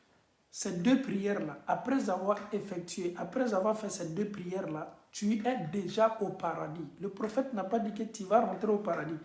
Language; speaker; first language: French; non-native, local second language; Bambara